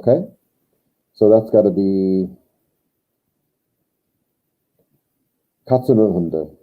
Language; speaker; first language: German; non-native, fluent; English